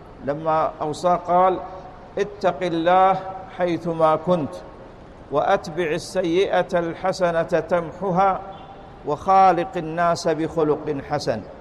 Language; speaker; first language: Arabic; native; Arabic